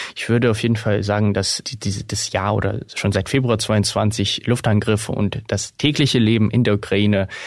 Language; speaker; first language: German; non-native, fluent; Ukrainian